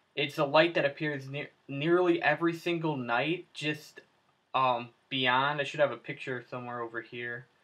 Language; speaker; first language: English; native; English